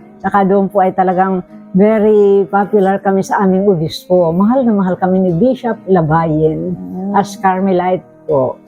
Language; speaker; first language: Filipino; native; Filipino